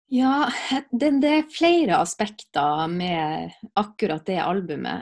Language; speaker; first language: Norwegian; native; Norwegian